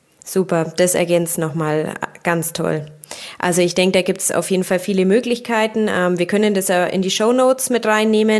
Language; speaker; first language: German; native; German